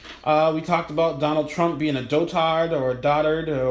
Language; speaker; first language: English; native; English